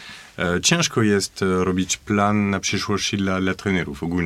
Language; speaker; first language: Polish; non-native, fluent; French